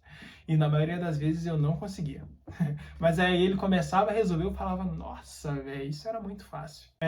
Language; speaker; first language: Portuguese; native; Portuguese